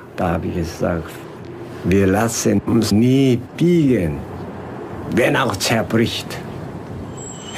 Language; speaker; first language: German; non-native, fluent; Korean